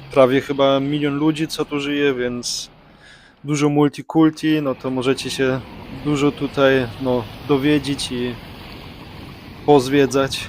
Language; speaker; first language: Polish; early bilingual, heritage; Polish